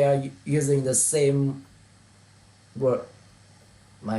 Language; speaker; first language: English; non-native, learner; Vietnamese